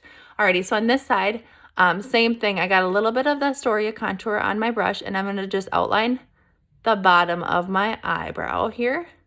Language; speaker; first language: English; native; English